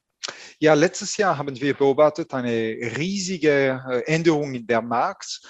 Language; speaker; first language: German; non-native, fluent; French